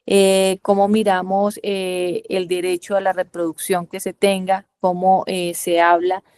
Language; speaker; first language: Spanish; native; Spanish